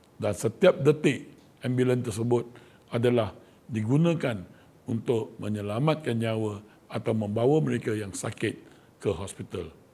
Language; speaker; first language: Malay; non-native, local second language; Chinese